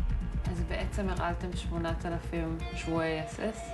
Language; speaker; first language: Hebrew; native; Hebrew